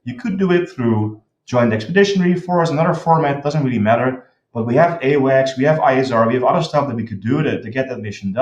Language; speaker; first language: English; non-native, fluent; Dutch